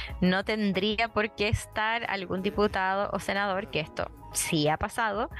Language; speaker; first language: Spanish; native; Spanish